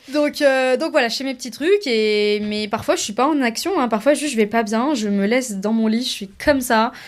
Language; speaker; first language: French; native; French